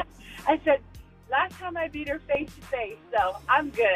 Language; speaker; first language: English; native; English